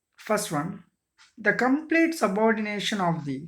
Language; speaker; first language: English; non-native, local second language; Kannada